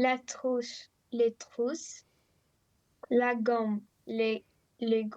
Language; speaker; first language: French; non-native, learner; Romanian